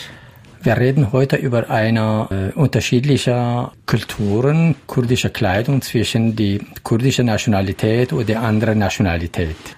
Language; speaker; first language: German; non-native, learner; Central Kurdish